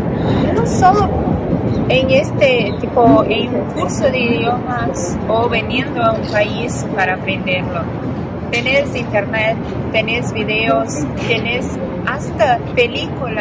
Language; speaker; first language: Spanish; non-native, fluent; Portuguese